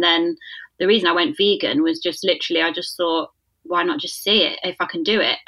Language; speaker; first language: English; native; English